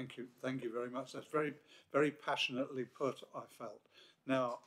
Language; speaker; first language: English; native; English